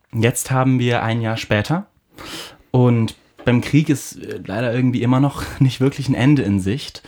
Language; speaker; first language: German; native; German